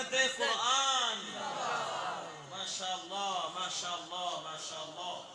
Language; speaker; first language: Arabic; non-native, learner; Urdu